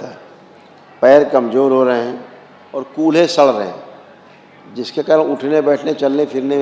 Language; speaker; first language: Hindi; native; Hindi